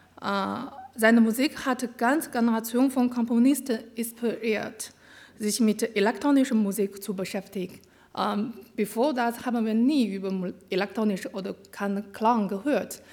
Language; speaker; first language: German; non-native, learner; Chinese